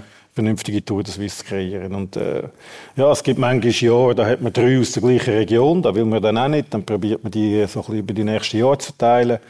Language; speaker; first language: German; native; German